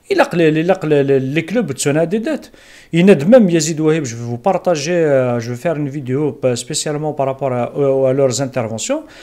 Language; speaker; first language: French; non-native, local second language; Kabyle